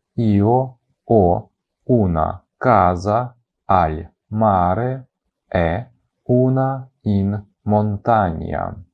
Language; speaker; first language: Italian; non-native, fluent; Ukrainian